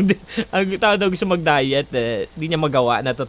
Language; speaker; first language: Filipino; native; Filipino